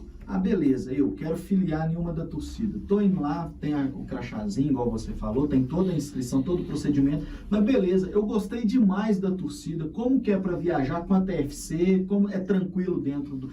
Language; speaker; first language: Portuguese; native; Portuguese